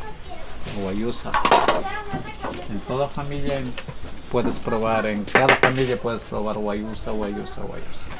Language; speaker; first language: Spanish; non-native, learner; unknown